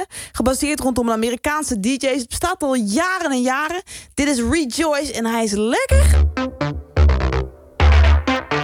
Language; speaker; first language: Dutch; native; Dutch